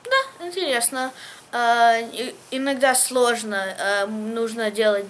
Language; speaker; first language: Russian; early bilingual, heritage; English